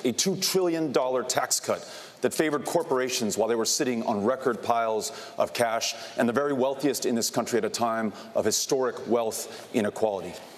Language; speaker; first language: English; native; English